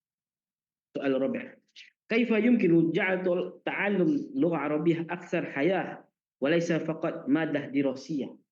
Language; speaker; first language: Arabic; non-native, learner; Malay